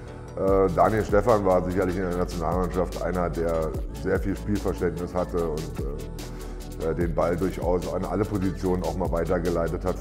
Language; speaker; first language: German; native; German